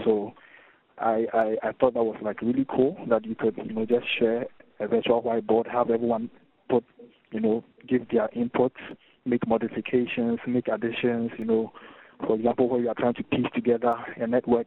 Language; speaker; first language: English; non-native, local second language; Akan